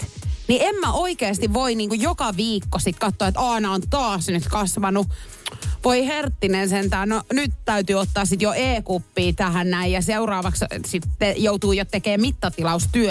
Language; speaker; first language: Finnish; native; Finnish